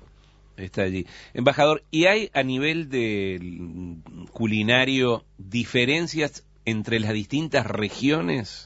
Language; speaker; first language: Spanish; native; Spanish